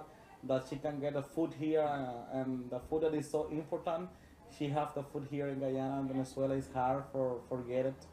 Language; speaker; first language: English; non-native, learner; Spanish